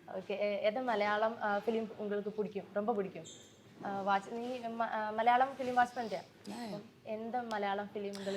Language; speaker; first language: Tamil; non-native, learner; Malayalam